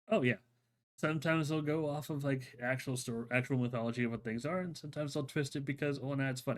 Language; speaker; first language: English; native; English